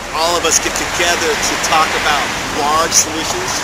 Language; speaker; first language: English; native; English